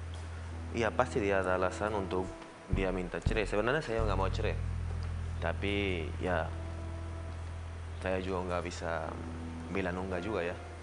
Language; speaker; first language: Indonesian; non-native, learner; Spanish